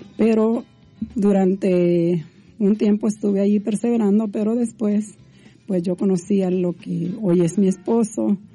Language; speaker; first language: Spanish; native; Spanish